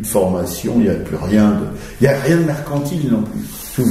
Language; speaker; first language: French; native; French